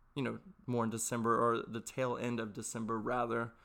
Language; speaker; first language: English; native; English